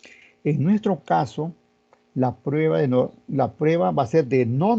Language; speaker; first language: Spanish; native; Spanish